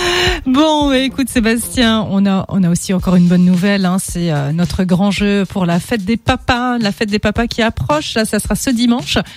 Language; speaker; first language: French; native; French